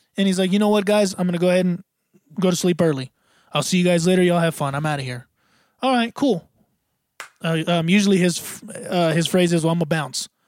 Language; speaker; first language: English; native; English